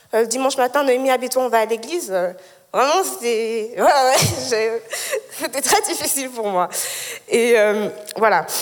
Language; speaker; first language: French; native; French